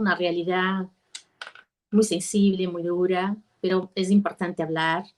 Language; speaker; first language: Spanish; non-native, fluent; Portuguese